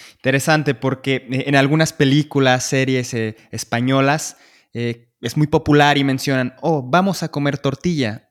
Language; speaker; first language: Spanish; native; Spanish